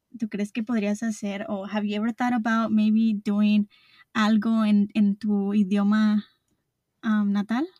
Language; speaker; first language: Spanish; early bilingual, heritage; Spanish